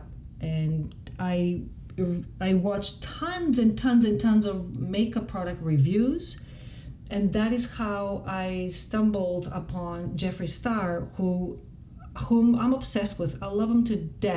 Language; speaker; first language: English; non-native, fluent; Greek